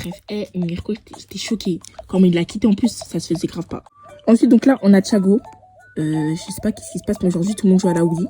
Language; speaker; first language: French; native; French